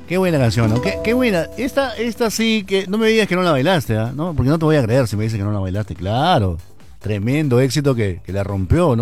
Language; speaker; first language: Spanish; native; Spanish